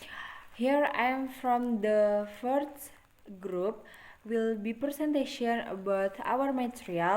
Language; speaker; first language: English; non-native, learner; Indonesian